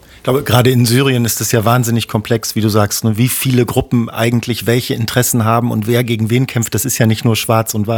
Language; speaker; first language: German; native; German